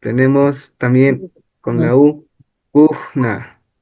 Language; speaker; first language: Spanish; non-native, local second language; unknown